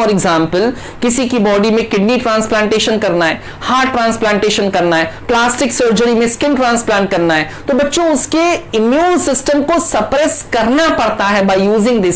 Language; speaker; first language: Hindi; native; Hindi